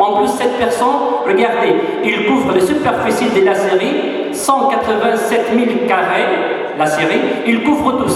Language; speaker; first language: French; non-native, fluent; Arabic